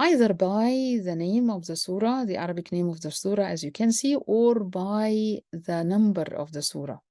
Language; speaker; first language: English; non-native, fluent; Arabic